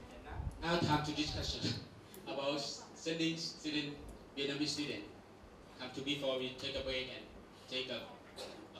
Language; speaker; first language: English; non-native, learner; Thai